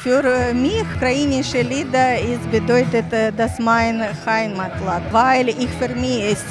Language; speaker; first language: German; non-native, learner; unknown